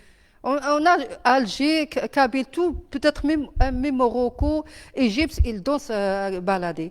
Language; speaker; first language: French; non-native, learner; Arabic